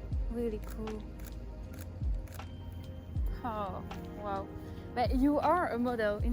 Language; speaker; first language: English; non-native, fluent; French